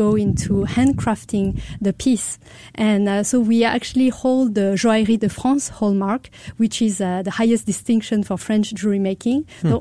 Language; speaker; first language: English; non-native, fluent; French